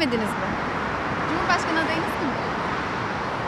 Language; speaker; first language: Turkish; native; Turkish